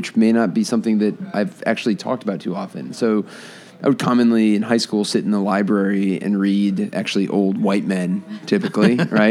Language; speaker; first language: English; native; English